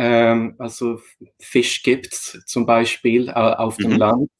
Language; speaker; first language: German; non-native, fluent; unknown